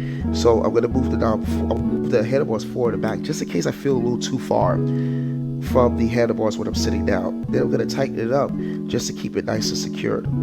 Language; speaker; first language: English; native; English